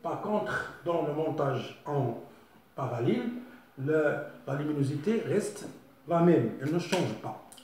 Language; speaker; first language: French; non-native, local second language; Arabic